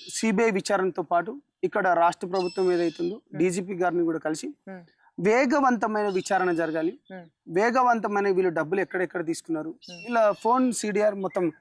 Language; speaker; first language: Telugu; non-native, local second language; Lambadi